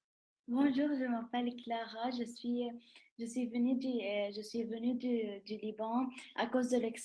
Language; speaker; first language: French; non-native, local second language; Arabic